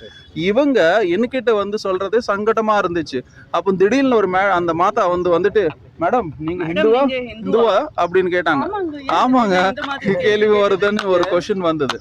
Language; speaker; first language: Tamil; native; Tamil